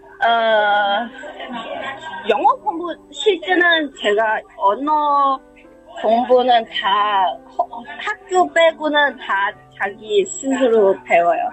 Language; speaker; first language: Korean; non-native, learner; Chinese